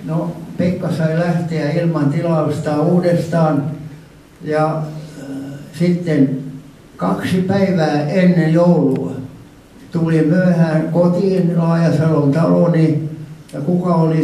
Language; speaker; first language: Finnish; non-native, local second language; Swedish